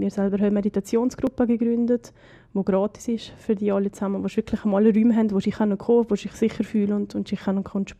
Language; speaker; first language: German; native; German